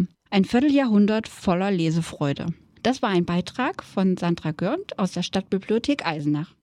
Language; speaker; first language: German; native; German